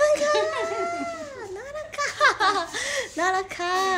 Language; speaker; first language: Japanese; native; Japanese